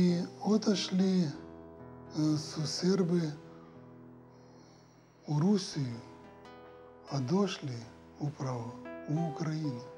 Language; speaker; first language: Ukrainian; early bilingual, heritage; Serbian